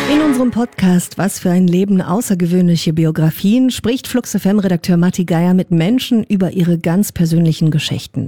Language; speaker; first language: German; native; German